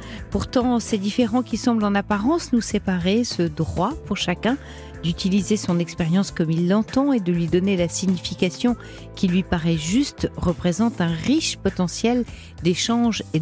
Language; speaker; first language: French; native; French